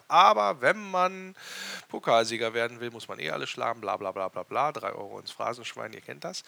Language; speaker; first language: German; native; German